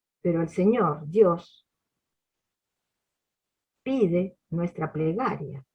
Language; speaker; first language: Spanish; native; Spanish